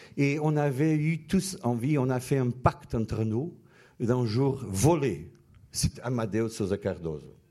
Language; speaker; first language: French; non-native, fluent; Portuguese